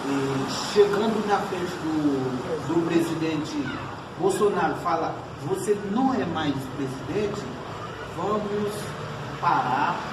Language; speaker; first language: Portuguese; non-native, fluent; Haitian Creole